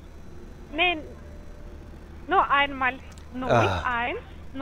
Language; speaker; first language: German; non-native, learner; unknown